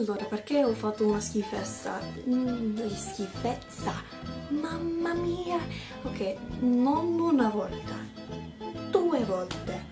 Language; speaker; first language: Italian; non-native, learner; English